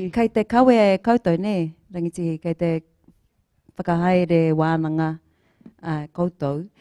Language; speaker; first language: Māori; non-native, local second language; English